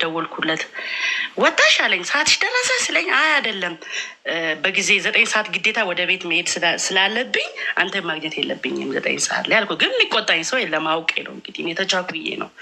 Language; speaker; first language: Amharic; native; Amharic